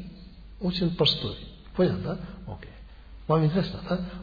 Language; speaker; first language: Russian; non-native, learner; Tibetan